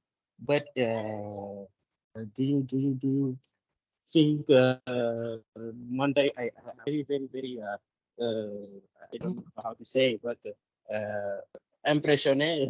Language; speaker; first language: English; non-native, learner; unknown